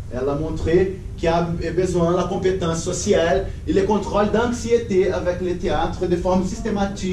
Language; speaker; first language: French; non-native, learner; Portuguese